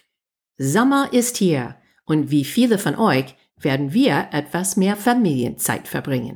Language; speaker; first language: German; non-native, fluent; English